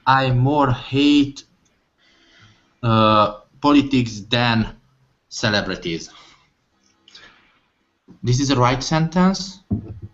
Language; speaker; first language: English; non-native, learner; Hungarian